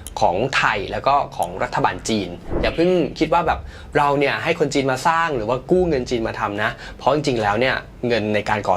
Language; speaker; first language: Thai; native; Thai